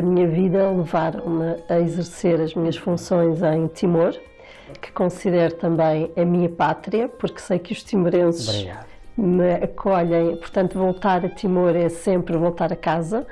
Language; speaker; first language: Portuguese; native; Portuguese